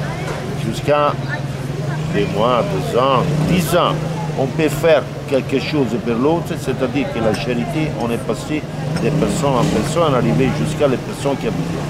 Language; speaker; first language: French; non-native, learner; Italian